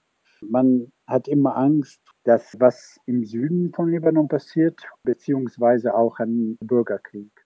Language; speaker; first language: German; non-native, fluent; Arabic